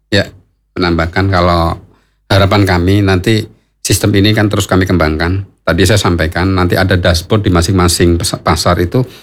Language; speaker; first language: Indonesian; non-native, local second language; Javanese